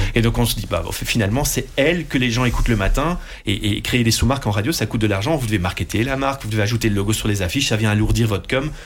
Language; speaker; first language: French; non-native, fluent; Dutch